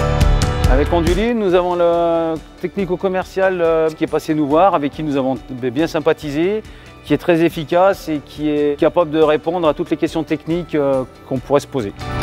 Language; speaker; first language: French; native; French